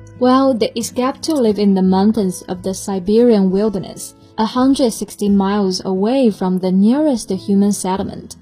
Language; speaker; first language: English; non-native, fluent; Chinese